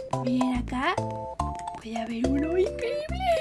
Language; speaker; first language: Spanish; native; Spanish